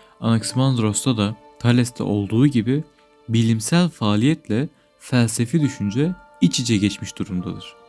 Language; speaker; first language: Turkish; native; Turkish